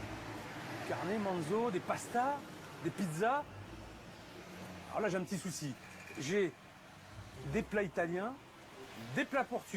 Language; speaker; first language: French; native; French